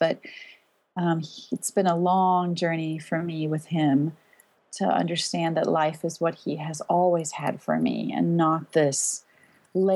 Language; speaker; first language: English; native; English